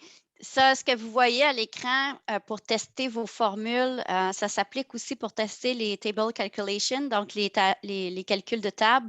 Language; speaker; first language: French; native; French